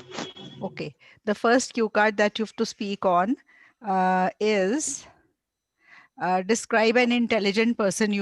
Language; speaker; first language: English; non-native, local second language; Hindi